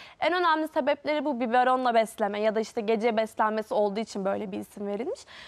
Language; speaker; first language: Turkish; native; Turkish